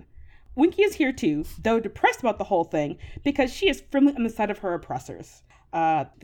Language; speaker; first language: English; native; English